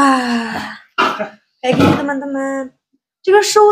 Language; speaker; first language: Chinese; non-native, fluent; Indonesian